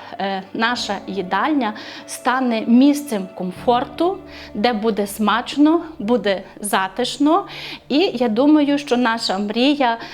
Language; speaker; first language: Ukrainian; native; Ukrainian